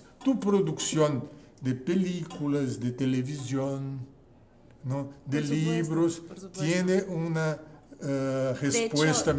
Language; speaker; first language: Spanish; non-native, fluent; Portuguese